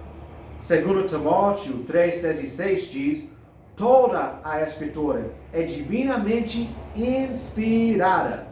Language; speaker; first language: Portuguese; non-native, fluent; English